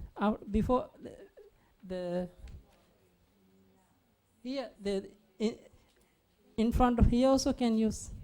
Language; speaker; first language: English; non-native, learner; Sinhala